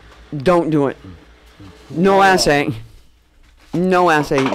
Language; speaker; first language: English; native; English